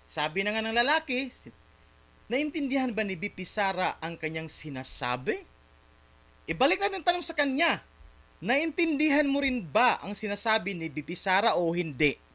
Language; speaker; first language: Filipino; native; Filipino